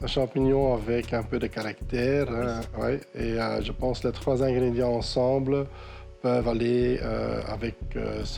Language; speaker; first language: French; non-native, local second language; Dutch